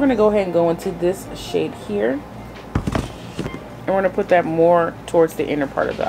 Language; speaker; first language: English; native; English